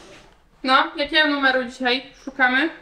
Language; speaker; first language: Polish; native; Polish